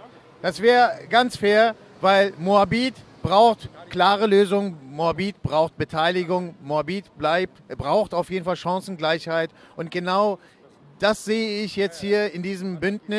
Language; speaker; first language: German; early bilingual, other home language; Turkish